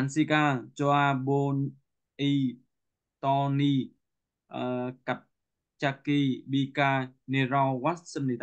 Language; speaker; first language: Korean; non-native, learner; Vietnamese